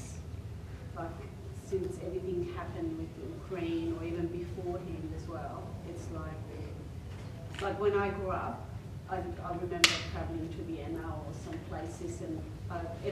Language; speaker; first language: English; non-native, fluent; German